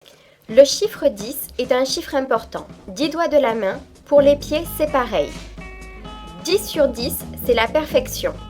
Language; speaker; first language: French; native; French